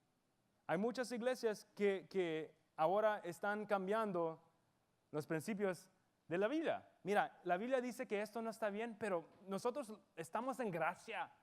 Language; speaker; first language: Spanish; early bilingual, heritage; English